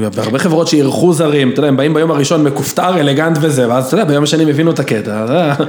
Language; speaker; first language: Hebrew; native; Hebrew